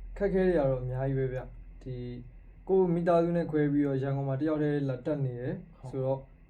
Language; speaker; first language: Burmese; native; Burmese